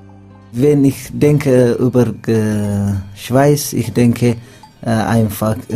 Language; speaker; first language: German; non-native, learner; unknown